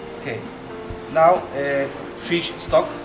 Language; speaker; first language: English; non-native, learner; Spanish